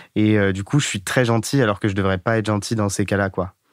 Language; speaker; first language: French; native; French